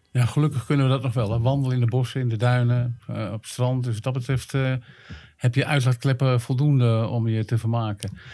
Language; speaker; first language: Dutch; native; Dutch